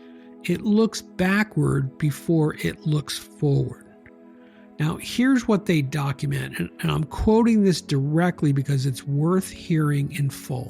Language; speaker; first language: English; native; English